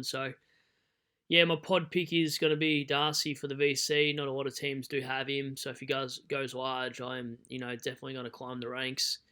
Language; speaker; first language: English; native; English